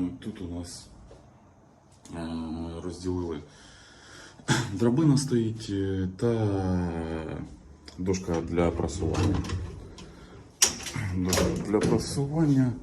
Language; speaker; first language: Ukrainian; native; Ukrainian